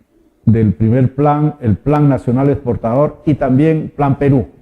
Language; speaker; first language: Spanish; native; Spanish